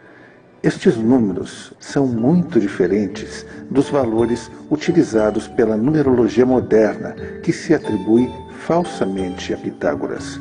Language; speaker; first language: Portuguese; native; Portuguese